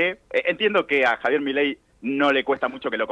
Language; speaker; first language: Spanish; native; Spanish